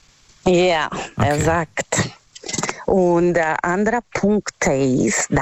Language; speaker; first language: German; non-native, learner; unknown